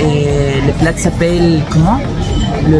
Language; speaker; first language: French; non-native, fluent; Spanish